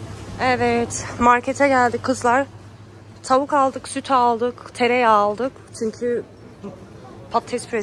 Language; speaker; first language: Turkish; native; Turkish